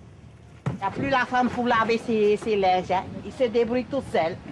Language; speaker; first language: French; non-native, local second language; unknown